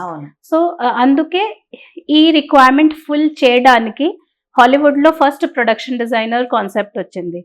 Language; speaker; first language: Telugu; non-native, learner; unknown